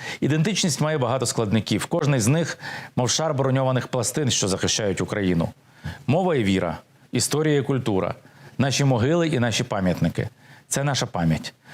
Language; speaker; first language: Ukrainian; native; Ukrainian